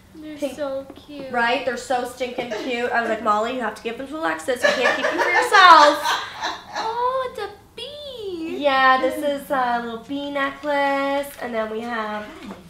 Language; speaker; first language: English; native; English